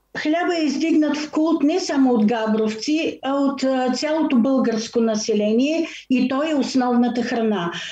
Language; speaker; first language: Bulgarian; native; Bulgarian